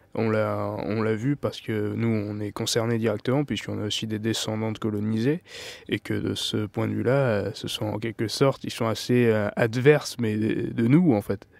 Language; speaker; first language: French; native; French